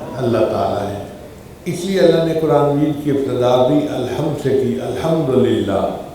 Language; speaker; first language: Urdu; non-native, local second language; Punjabi